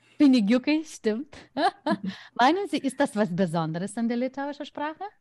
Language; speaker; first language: German; non-native, fluent; Lithuanian